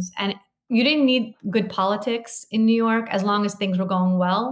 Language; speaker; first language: English; native; English